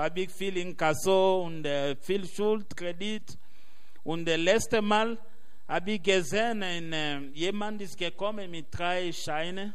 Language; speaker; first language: German; non-native, learner; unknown